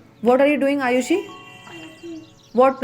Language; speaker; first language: English; non-native, local second language; Hindi